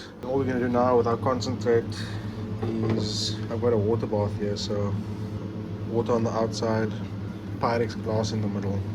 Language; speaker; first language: English; native; English